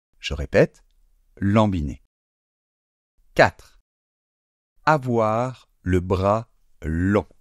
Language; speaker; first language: French; native; French